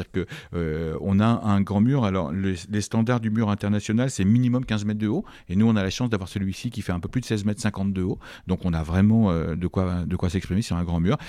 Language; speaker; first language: French; native; French